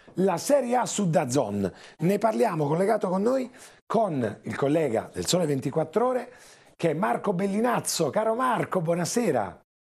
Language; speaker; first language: Italian; native; Italian